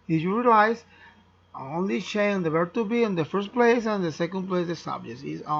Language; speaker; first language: English; non-native, learner; Spanish